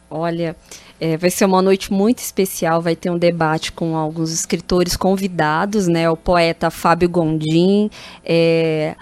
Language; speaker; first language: Portuguese; native; Portuguese